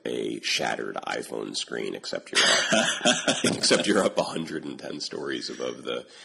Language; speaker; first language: English; native; English